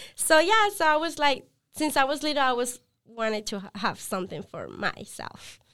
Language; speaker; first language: English; non-native, learner; Spanish